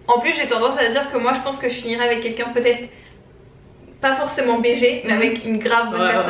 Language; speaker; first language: French; native; French